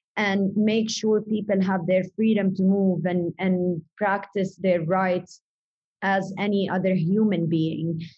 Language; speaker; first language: English; early bilingual, other home language; Arabic